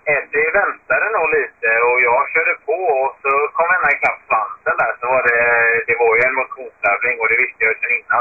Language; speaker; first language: Swedish; native; Swedish